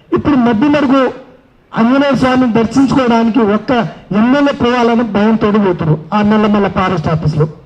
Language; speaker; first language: Telugu; non-native, local second language; Lambadi